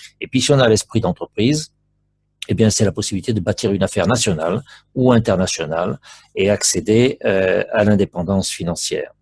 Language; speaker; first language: French; native; French